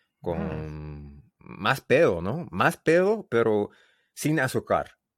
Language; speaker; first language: Spanish; non-native, learner; English